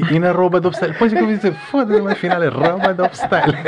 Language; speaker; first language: Portuguese; non-native, local second language; Kabuverdianu